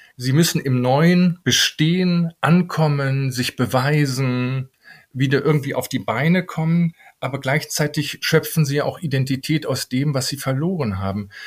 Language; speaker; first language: German; native; German